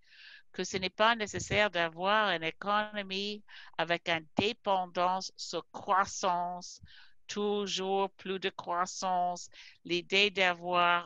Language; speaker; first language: French; non-native, fluent; English